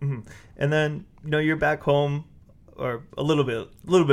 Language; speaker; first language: English; native; English